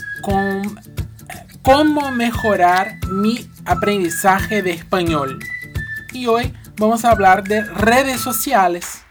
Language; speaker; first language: Spanish; non-native, fluent; Portuguese